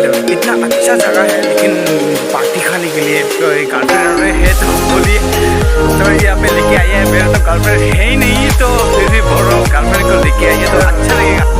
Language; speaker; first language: Hindi; non-native, local second language; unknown